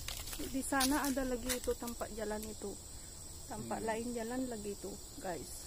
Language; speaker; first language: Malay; non-native, learner; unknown